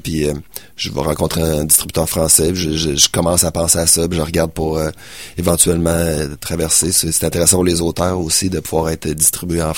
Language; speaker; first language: French; native; French